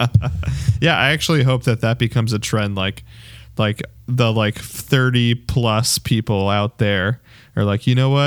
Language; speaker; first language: English; native; English